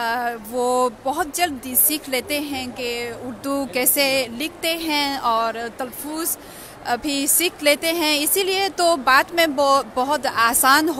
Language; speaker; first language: Hindi; non-native, fluent; Chinese